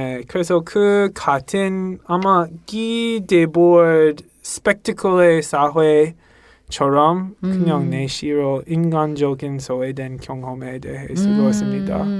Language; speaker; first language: Korean; non-native, learner; English